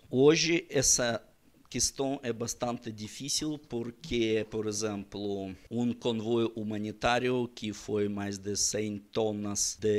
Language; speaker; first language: Portuguese; non-native, learner; Russian